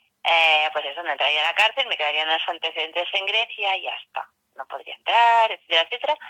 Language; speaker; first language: Spanish; native; Spanish